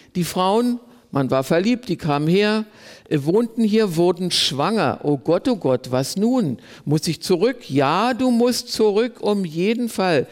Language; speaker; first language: German; native; German